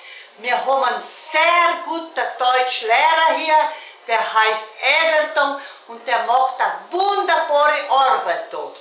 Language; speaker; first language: German; early bilingual, heritage; Portuguese